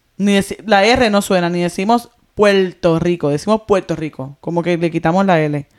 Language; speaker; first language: Spanish; native; Spanish